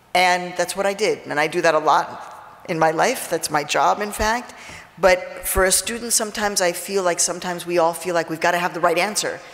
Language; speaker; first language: English; early bilingual, other home language; Spanish